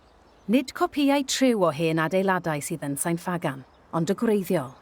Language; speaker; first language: Welsh; native; Welsh